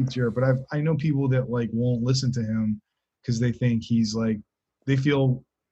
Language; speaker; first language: English; native; English